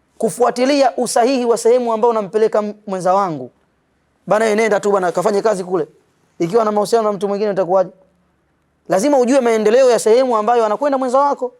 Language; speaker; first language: Swahili; native; Swahili